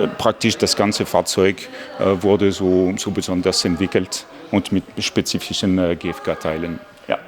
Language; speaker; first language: German; non-native, fluent; French